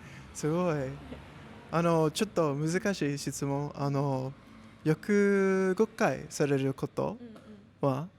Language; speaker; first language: Japanese; non-native, learner; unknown